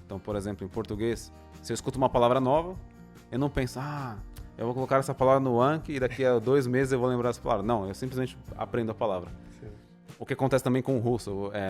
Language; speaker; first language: Portuguese; native; Portuguese